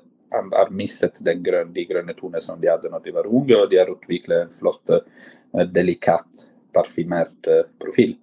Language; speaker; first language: Norwegian; non-native, fluent; Italian